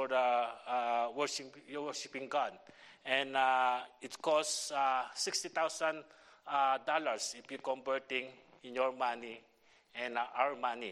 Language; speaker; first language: English; non-native, local second language; Filipino